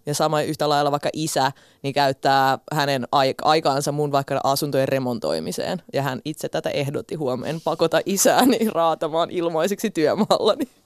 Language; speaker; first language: Finnish; early bilingual, other home language; Russian